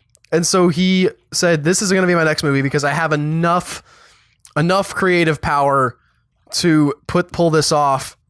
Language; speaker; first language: English; native; English